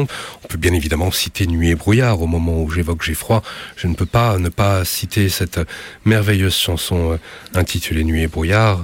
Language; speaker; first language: French; native; French